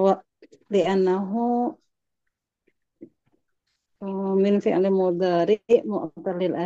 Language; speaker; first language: Arabic; non-native, learner; Indonesian